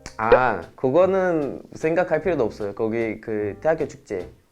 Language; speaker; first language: Korean; non-native, fluent; Portuguese